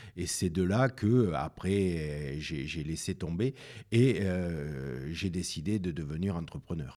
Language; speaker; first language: French; native; French